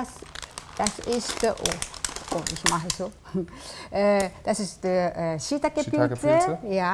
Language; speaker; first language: German; non-native, learner; Japanese